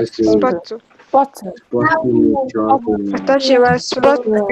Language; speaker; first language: Japanese; non-native, learner; Mongolian